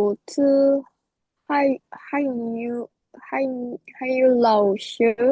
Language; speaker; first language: Chinese; non-native, learner; Indonesian